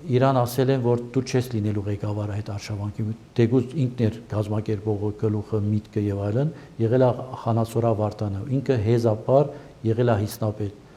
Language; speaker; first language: Armenian; early bilingual, heritage; Armenian